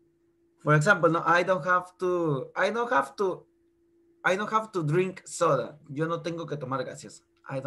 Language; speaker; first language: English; non-native, fluent; Spanish